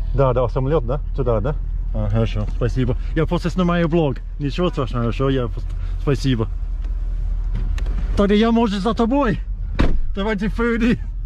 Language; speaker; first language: Russian; non-native, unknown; English